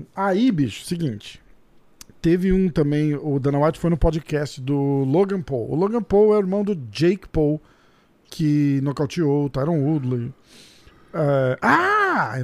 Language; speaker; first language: Portuguese; native; Portuguese